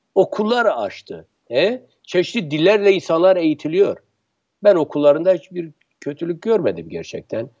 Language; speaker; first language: Turkish; non-native, local second language; Kurdish